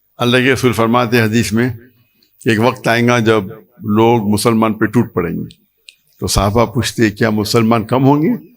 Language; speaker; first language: Urdu; non-native, local second language; Konkani